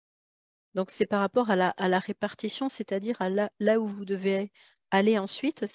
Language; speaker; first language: French; native; French